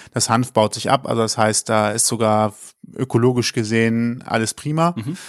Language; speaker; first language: German; native; German